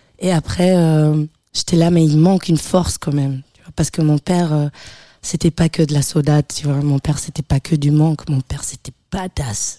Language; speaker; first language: French; early bilingual, other home language; Portuguese